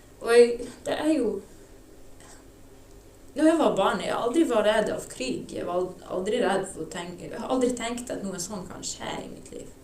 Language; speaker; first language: Norwegian; non-native, fluent; Ukrainian